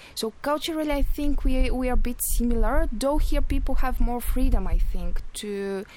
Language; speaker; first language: English; non-native, fluent; Bulgarian